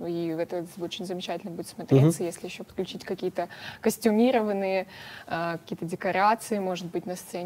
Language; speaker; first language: Russian; native; Russian